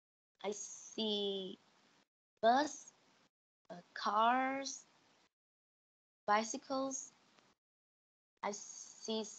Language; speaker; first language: English; non-native, learner; Vietnamese